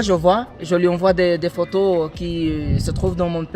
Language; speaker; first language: French; non-native, learner; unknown